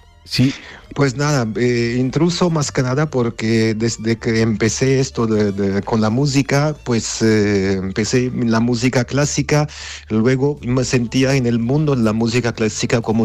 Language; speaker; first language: Spanish; non-native, fluent; Armenian